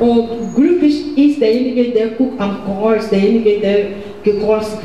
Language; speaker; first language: German; non-native, learner; French